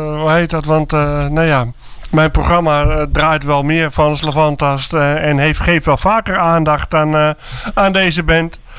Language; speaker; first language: Dutch; native; Dutch